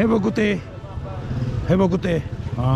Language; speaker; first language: English; non-native, learner; Korean